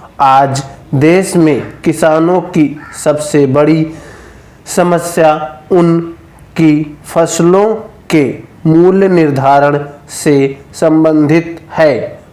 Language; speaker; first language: Hindi; native; Hindi